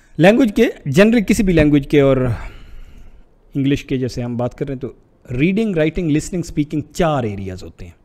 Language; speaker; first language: Urdu; non-native, local second language; Punjabi